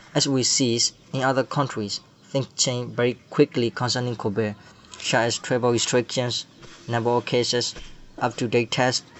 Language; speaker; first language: English; non-native, learner; Burmese